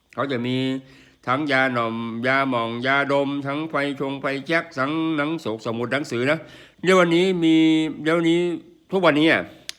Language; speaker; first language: Thai; non-native, local second language; Northeastern Thai